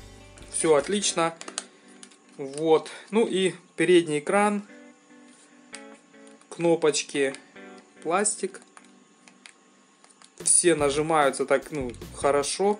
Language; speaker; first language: Russian; native; Russian